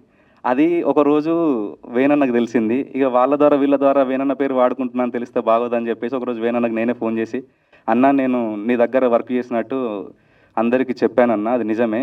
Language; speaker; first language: Telugu; native; Telugu